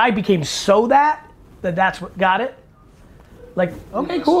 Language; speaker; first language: English; native; English